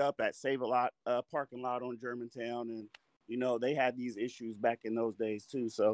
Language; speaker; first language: English; native; English